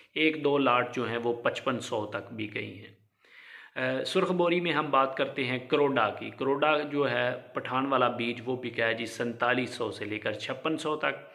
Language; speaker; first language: Urdu; non-native, local second language; Punjabi